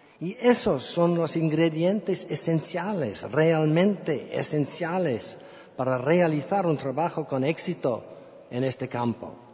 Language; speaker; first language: Spanish; non-native, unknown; English